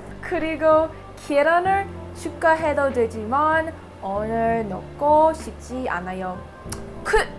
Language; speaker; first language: Korean; non-native, learner; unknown